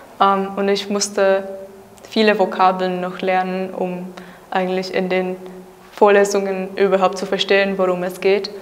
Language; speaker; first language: German; non-native, fluent; Czech